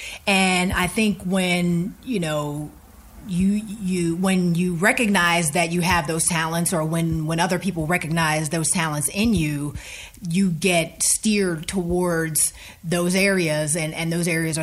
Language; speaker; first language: English; native; English